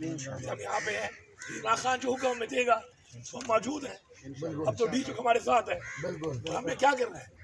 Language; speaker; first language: Urdu; non-native, local second language; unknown